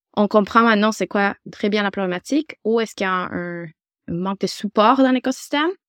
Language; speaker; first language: French; non-native, fluent; Spanish